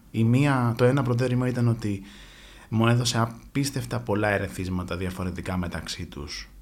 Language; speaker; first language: Greek; native; Greek